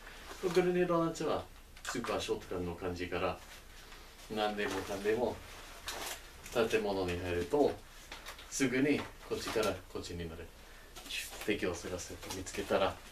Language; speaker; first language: Japanese; non-native, learner; English